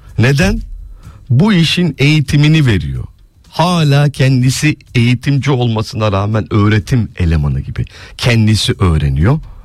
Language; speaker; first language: Turkish; early bilingual, heritage; Turkish